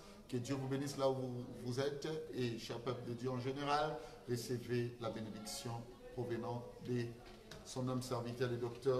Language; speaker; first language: French; non-native, local second language; Lingala